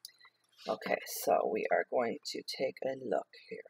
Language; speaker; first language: English; native; English